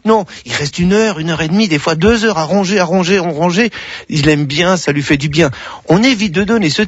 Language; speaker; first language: French; native; French